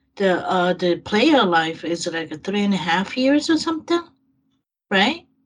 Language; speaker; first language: English; non-native, learner; Japanese